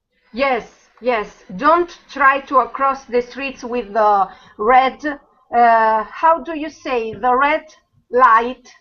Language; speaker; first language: English; non-native, learner; Italian